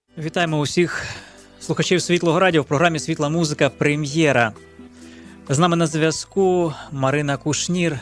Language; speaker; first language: Ukrainian; non-native, local second language; Russian